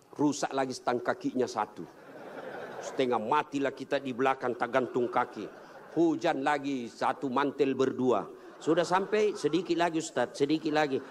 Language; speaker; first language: Indonesian; native; Indonesian